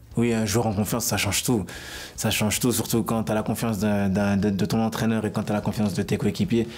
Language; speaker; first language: French; native; French